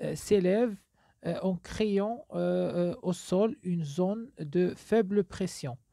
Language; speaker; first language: French; non-native, local second language; Arabic